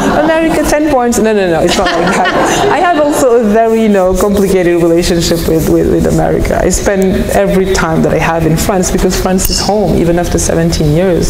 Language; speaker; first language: English; non-native, fluent; French